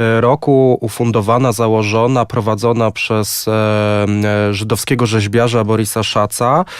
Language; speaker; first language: Polish; native; Polish